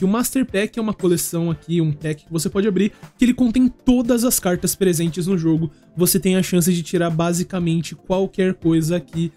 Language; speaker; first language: Portuguese; native; Portuguese